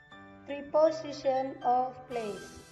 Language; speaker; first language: English; non-native, fluent; Indonesian